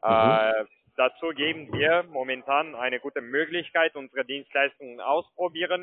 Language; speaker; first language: German; non-native, fluent; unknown